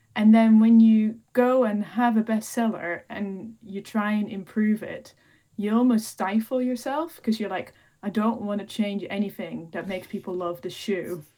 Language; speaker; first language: English; non-native, fluent; Dutch